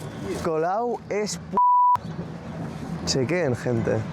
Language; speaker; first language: Spanish; native; Spanish